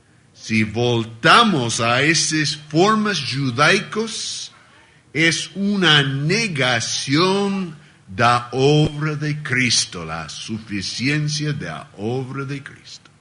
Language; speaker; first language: Spanish; non-native, learner; Portuguese